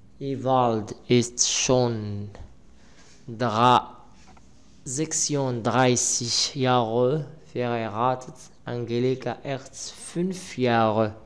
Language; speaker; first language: German; non-native, learner; Arabic